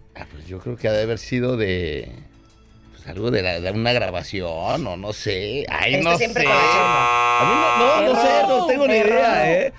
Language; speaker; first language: Spanish; native; Spanish